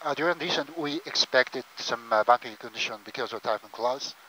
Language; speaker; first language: English; non-native, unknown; Japanese